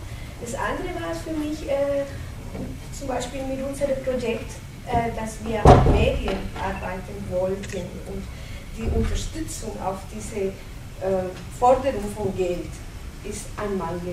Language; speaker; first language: German; non-native, fluent; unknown